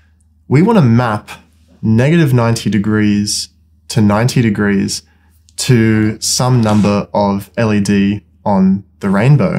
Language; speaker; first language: English; native; English